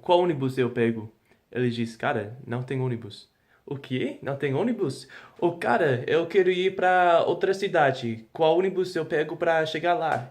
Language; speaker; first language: Portuguese; non-native, fluent; English